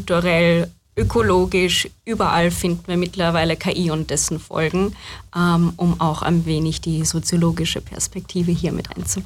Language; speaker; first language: German; native; German